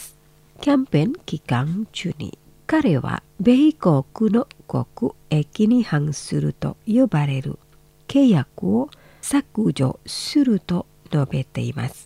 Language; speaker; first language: Japanese; non-native, fluent; Indonesian